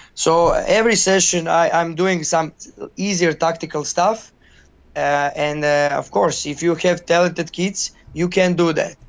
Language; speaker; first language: English; non-native, learner; Croatian